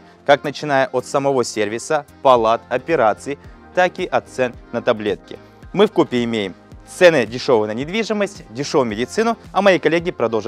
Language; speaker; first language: Russian; native; Russian